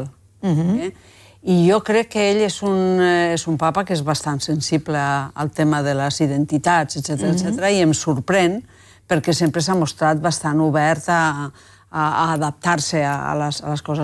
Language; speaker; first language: Catalan; native; Catalan